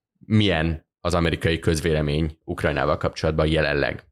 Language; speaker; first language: Hungarian; native; Hungarian